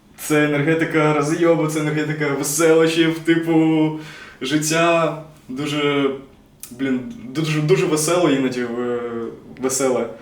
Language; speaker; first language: Ukrainian; non-native, local second language; Russian